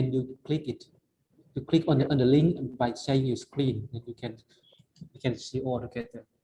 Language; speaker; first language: English; non-native, fluent; Lao